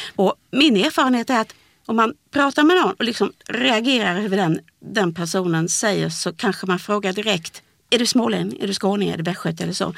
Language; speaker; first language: Swedish; native; Swedish